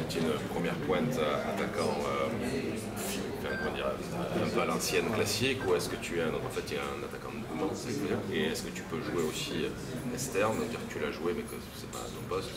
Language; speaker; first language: French; non-native, fluent; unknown